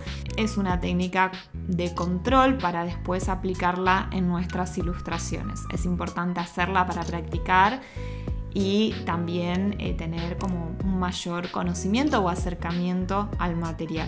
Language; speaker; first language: Spanish; native; Spanish